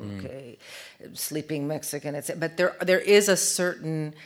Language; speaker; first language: English; early bilingual, other home language; Spanish